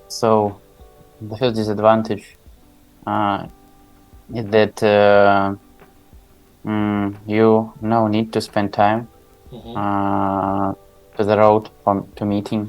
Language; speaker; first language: English; non-native, learner; Tajik